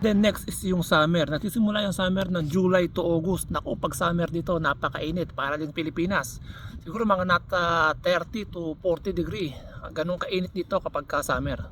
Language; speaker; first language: Filipino; native; Filipino